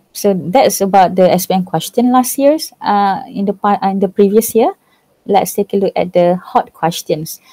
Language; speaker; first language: English; non-native, local second language; Malay